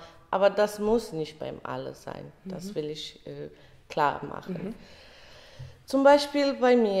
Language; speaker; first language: German; early bilingual, other home language; Romany